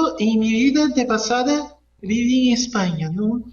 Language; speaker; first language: Spanish; non-native, learner; Portuguese